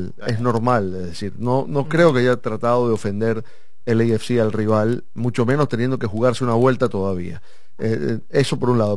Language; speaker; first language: Spanish; native; Spanish